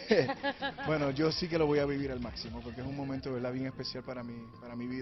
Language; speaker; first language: Spanish; native; Spanish